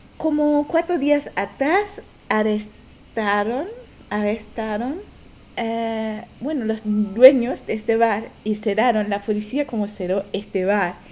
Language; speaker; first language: Spanish; non-native, fluent; German